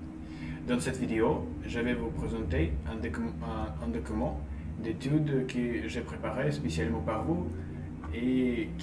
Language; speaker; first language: French; non-native, learner; Russian